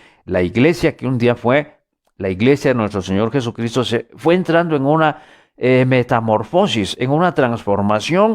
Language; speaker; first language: Spanish; native; Spanish